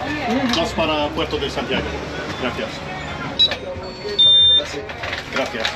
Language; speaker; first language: Spanish; non-native, learner; English